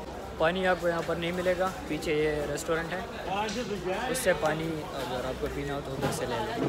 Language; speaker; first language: Urdu; native; Urdu